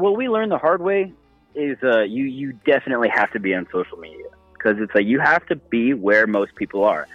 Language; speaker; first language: English; native; English